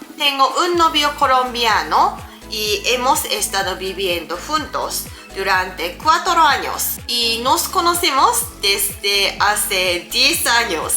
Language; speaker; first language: Spanish; non-native, learner; Japanese